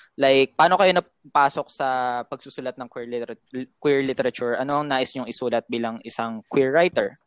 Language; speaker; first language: Filipino; native; Filipino